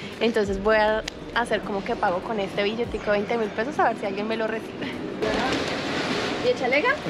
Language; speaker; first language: Spanish; native; Spanish